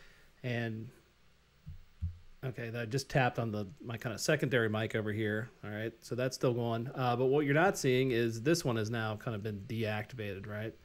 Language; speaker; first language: English; native; English